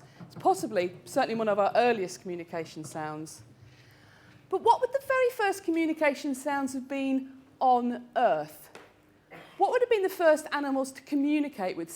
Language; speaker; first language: English; native; English